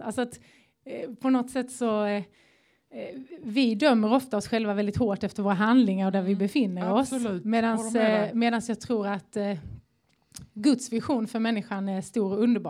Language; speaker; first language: Swedish; native; Swedish